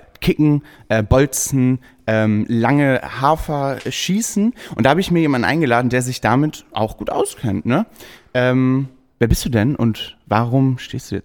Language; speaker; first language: German; native; German